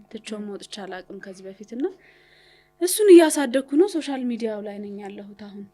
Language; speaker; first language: Amharic; native; Amharic